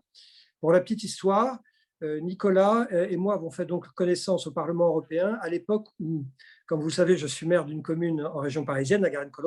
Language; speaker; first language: French; native; French